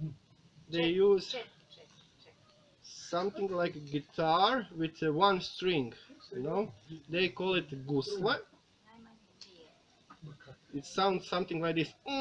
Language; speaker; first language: English; non-native, learner; Croatian